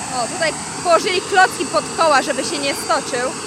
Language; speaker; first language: Polish; native; Polish